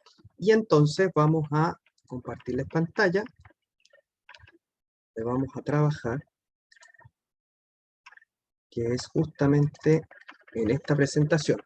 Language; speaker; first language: Spanish; native; Spanish